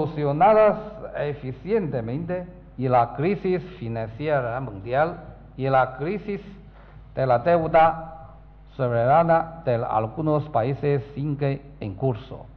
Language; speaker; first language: Spanish; non-native, learner; Chinese